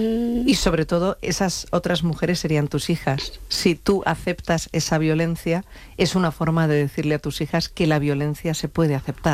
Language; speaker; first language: Spanish; native; Spanish